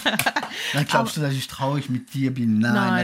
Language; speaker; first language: German; non-native, fluent; French